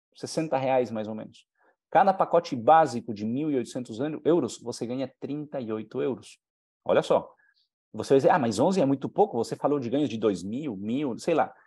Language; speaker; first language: Portuguese; non-native, fluent; Spanish